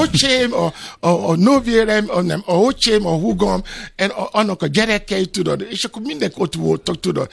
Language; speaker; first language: Hungarian; non-native, fluent; Yoruba